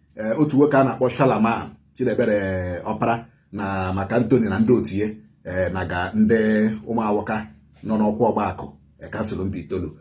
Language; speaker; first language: Igbo; native; Igbo